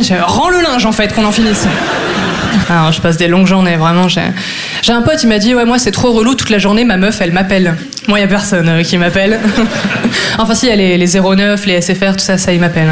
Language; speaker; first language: French; native; French